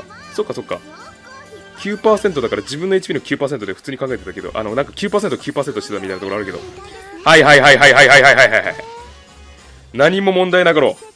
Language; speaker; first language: Japanese; native; Japanese